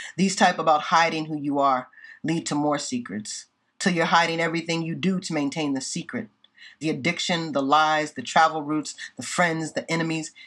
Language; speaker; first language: English; native; English